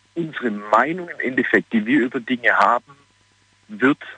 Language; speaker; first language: German; non-native, fluent; Portuguese